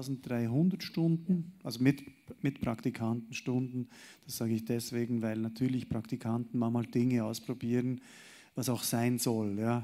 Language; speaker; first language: German; native; German